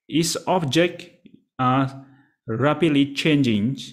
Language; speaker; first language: English; non-native, learner; Vietnamese